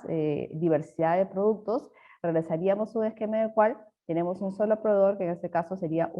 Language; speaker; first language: Spanish; native; Spanish